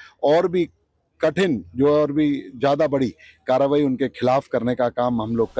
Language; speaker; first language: Hindi; native; Hindi